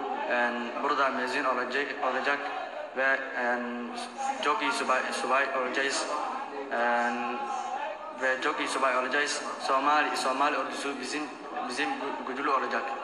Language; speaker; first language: Turkish; non-native, learner; Somali